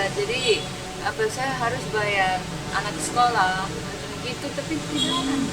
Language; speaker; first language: Indonesian; non-native, fluent; Japanese